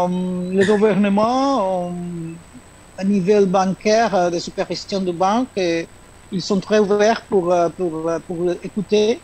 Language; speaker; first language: French; non-native, fluent; Spanish